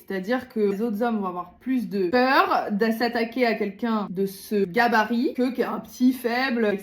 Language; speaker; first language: French; native; French